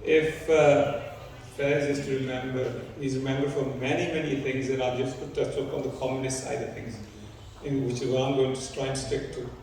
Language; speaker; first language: English; early bilingual, other home language; Punjabi